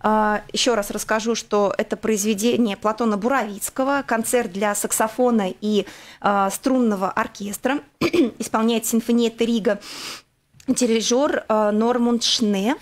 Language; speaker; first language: Russian; native; Russian